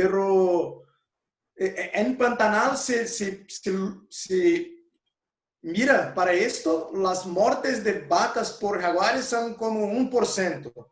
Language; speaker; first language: Spanish; non-native, learner; Portuguese